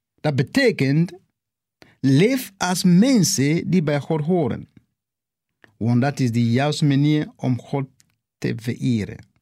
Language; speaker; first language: Dutch; non-native, fluent; English